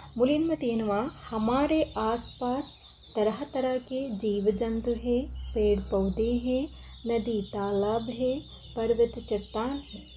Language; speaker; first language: Hindi; non-native, fluent; Sinhala